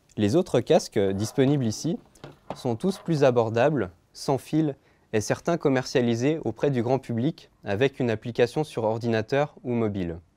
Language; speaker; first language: French; native; French